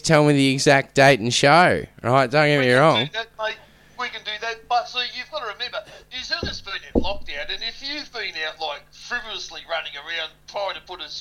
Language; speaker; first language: English; native; English